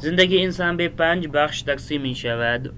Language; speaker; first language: Persian; non-native, fluent; Urdu